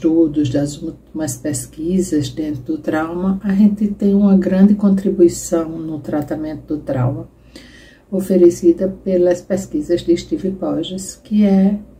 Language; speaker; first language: Portuguese; native; Portuguese